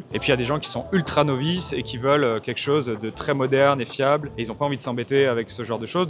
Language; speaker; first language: French; native; French